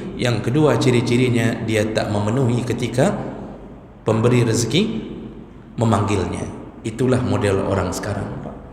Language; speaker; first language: Malay; non-native, local second language; Achinese